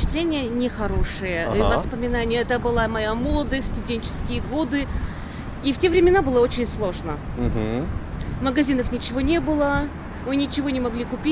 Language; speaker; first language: Russian; native; Russian